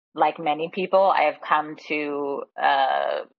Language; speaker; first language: English; non-native, fluent; Danish